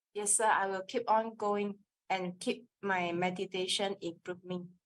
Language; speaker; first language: English; non-native, learner; Thai